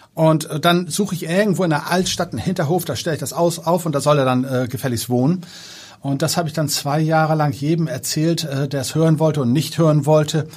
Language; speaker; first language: German; early bilingual, other home language; Danish